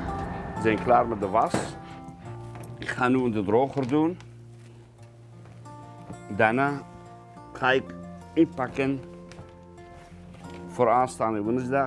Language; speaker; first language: Dutch; non-native, fluent; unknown